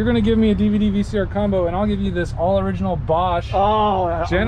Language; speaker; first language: English; native; English